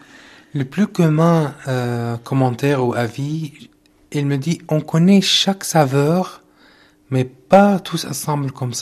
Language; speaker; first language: French; non-native, learner; Arabic